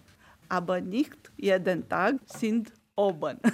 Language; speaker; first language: German; non-native, learner; Romanian